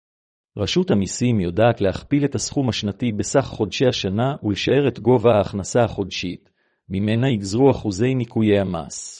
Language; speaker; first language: Hebrew; native; Hebrew